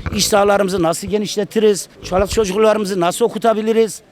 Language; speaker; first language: Turkish; native; Turkish